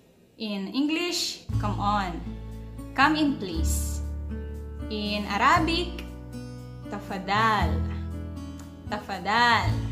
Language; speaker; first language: English; non-native, local second language; Filipino